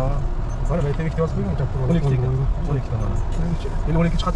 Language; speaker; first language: Turkish; non-native, learner; Uzbek